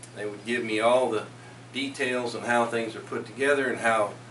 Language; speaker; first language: English; native; English